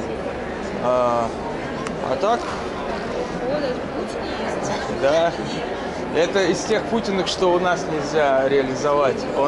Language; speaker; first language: Russian; native; Russian